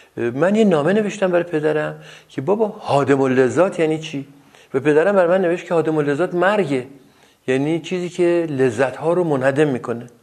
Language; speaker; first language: Persian; non-native, local second language; Azerbaijani